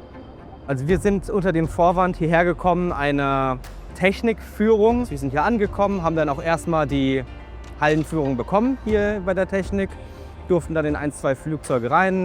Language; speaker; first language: German; native; German